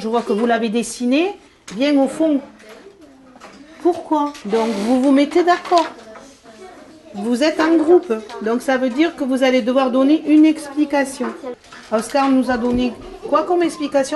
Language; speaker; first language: French; native; French